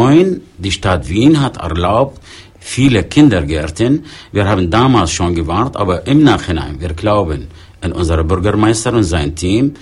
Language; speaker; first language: German; non-native, fluent; Arabic